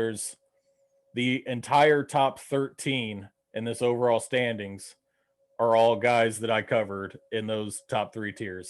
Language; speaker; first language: English; native; English